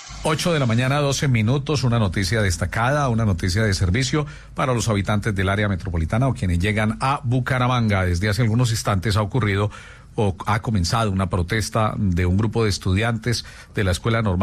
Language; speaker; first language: Spanish; native; Spanish